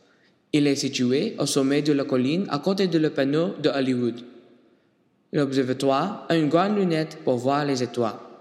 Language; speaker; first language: French; non-native, learner; English